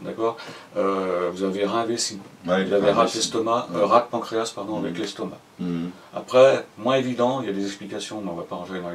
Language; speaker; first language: French; native; French